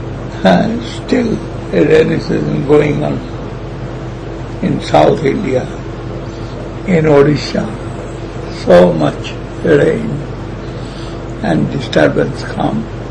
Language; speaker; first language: English; non-native, local second language; Bangla